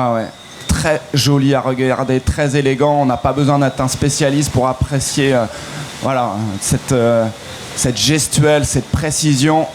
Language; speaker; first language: French; native; French